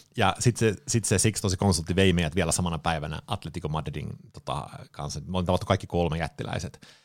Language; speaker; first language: Finnish; early bilingual, heritage; Finnish